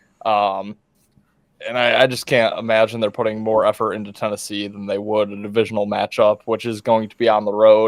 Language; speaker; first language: English; native; English